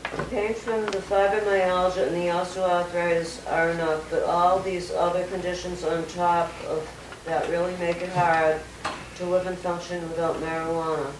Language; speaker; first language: English; native; English